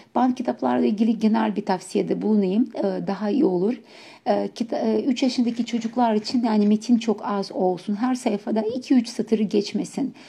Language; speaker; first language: Turkish; non-native, fluent; Ukrainian